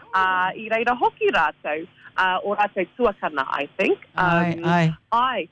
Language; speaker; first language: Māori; non-native, local second language; English